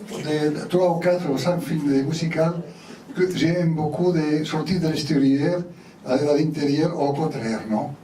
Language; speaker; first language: French; non-native, learner; Spanish